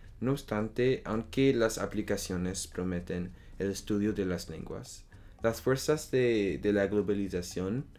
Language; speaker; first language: Spanish; non-native, learner; French